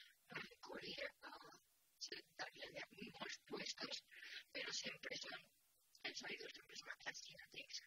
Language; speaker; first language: Catalan; non-native, local second language; Spanish